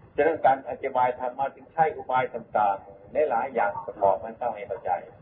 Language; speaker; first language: Thai; non-native, local second language; Lao